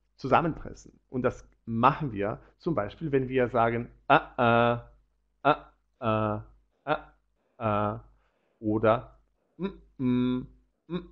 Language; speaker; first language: German; non-native, fluent; Polish